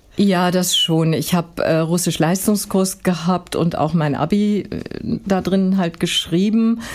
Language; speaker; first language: German; native; German